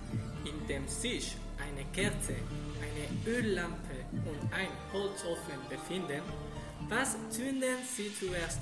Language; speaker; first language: German; non-native, learner; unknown